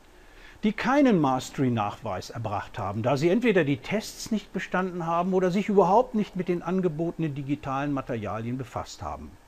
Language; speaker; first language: German; native; German